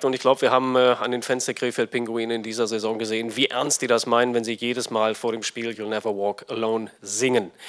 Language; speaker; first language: German; native; German